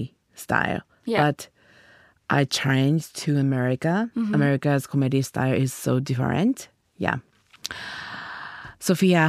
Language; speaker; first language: English; non-native, learner; Japanese